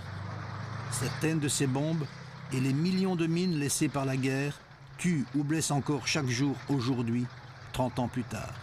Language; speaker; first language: French; native; French